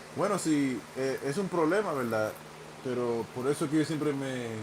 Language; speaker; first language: Spanish; non-native, fluent; English